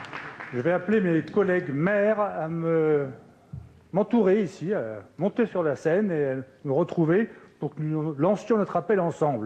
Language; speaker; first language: French; native; French